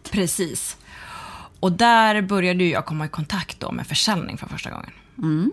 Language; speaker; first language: Swedish; native; Swedish